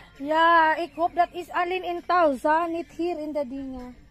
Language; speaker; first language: Dutch; non-native, learner; Cebuano